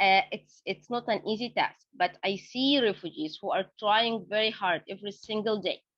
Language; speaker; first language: English; non-native, fluent; Arabic